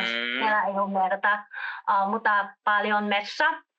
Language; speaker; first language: Finnish; non-native, learner; Vietnamese